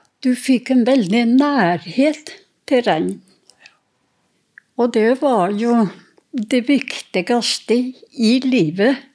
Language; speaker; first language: Norwegian; non-native, fluent; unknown